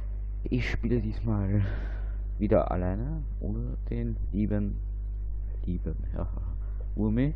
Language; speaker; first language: German; native; German